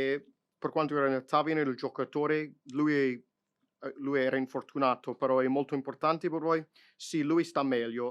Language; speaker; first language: Italian; non-native, fluent; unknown